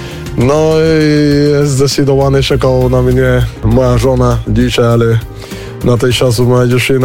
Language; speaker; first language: Polish; non-native, learner; Spanish